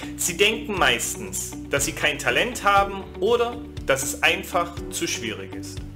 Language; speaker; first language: German; native; German